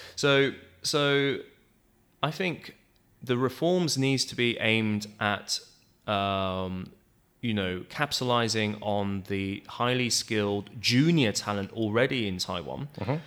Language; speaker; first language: English; native; English